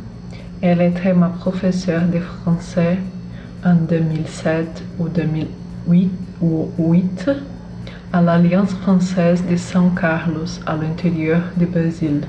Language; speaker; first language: French; non-native, learner; Portuguese